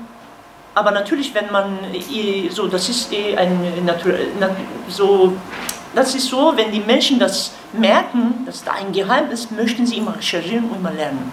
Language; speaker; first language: German; non-native, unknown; Kurdish